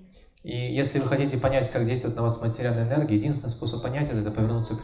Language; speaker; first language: Russian; native; Russian